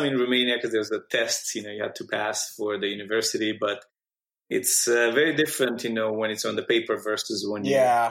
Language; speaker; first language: English; non-native, fluent; Romanian